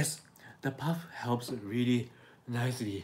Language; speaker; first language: English; non-native, learner; Japanese